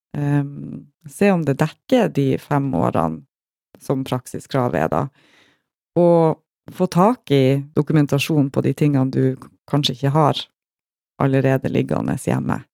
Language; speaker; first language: Norwegian; native; Norwegian